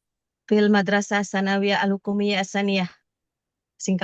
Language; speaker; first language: Arabic; non-native, learner; Indonesian